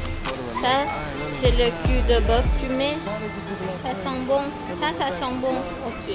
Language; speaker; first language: French; non-native, learner; Thai